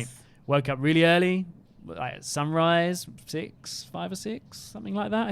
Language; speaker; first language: English; native; English